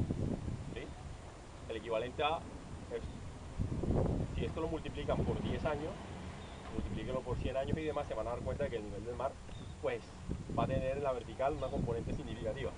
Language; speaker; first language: Spanish; native; Spanish